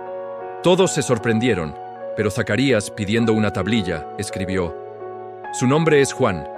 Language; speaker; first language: Spanish; native; Spanish